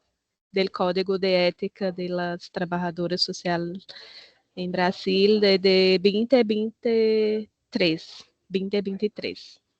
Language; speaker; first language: Spanish; non-native, learner; Portuguese